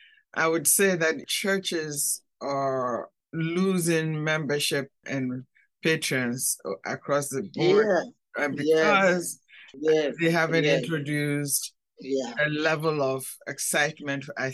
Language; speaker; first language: English; non-native, local second language; Akan